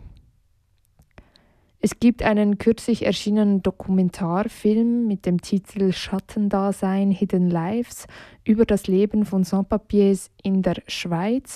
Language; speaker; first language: German; native; German